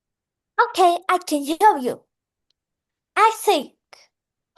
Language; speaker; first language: English; non-native, learner; Vietnamese